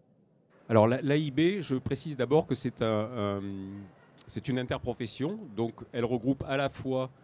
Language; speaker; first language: French; native; French